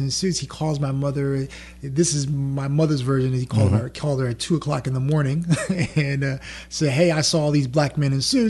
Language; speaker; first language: English; early bilingual, other home language; French